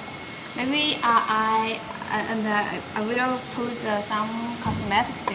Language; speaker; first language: English; non-native, learner; Chinese